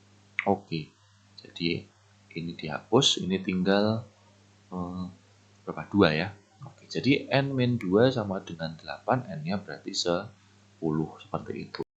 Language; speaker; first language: Indonesian; native; Indonesian